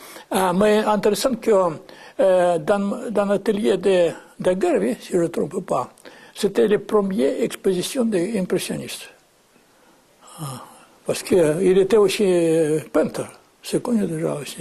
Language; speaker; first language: French; non-native, fluent; Russian